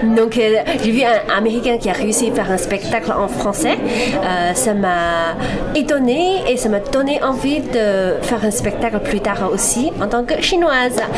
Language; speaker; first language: French; non-native, fluent; Chinese